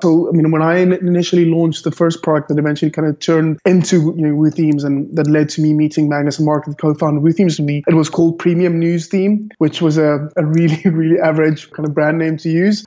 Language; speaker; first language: English; native; English